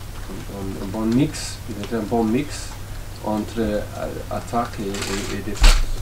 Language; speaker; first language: French; non-native, learner; German